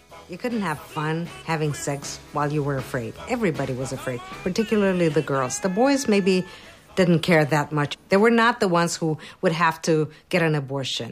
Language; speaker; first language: English; non-native, fluent; Romanian